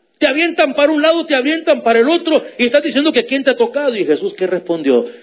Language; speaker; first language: Spanish; native; Spanish